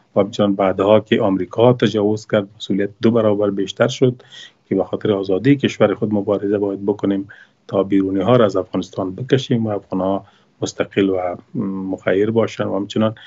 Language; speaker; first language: Persian; native; Persian